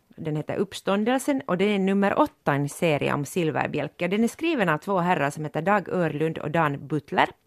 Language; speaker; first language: Swedish; non-native, local second language; Finnish